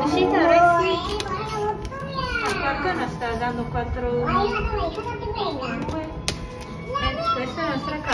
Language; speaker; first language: Italian; non-native, learner; Japanese